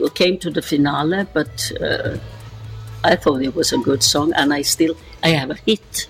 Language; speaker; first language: English; non-native, learner; Norwegian